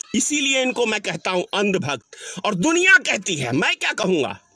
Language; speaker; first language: Hindi; native; Hindi